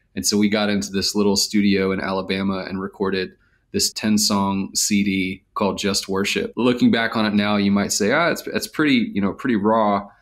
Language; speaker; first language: English; native; English